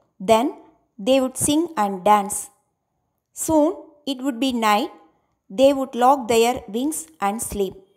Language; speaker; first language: English; non-native, local second language; Tamil